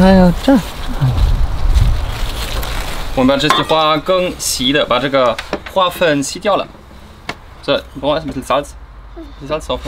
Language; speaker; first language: Chinese; non-native, fluent; German